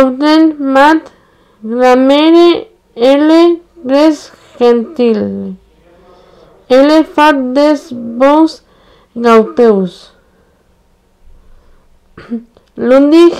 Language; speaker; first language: French; non-native, learner; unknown